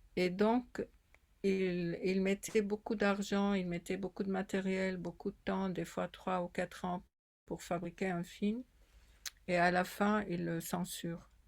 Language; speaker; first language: French; non-native, fluent; Arabic